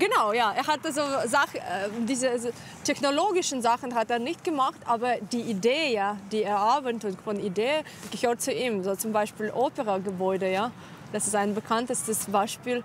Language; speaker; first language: German; non-native, fluent; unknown